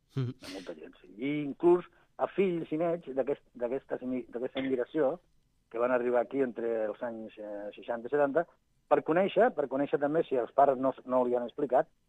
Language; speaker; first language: Catalan; non-native, local second language; Spanish